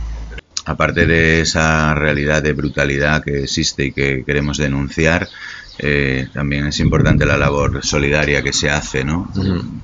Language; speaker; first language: Spanish; native; Spanish